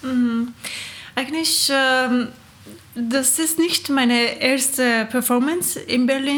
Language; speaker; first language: German; non-native, learner; Persian